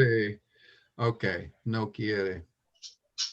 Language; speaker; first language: Spanish; non-native, learner; English